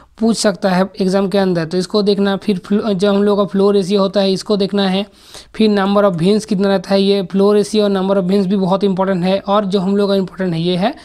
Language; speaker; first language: Hindi; non-native, local second language; Bangla